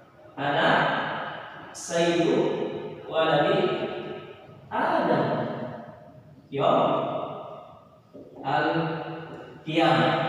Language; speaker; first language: Arabic; non-native, fluent; Indonesian